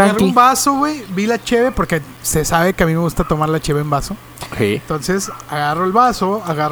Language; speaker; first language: Spanish; native; Spanish